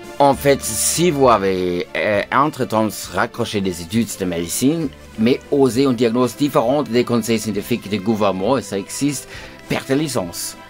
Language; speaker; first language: French; non-native, fluent; German